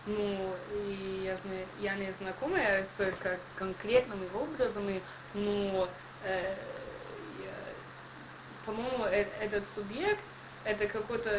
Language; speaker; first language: Russian; non-native, learner; English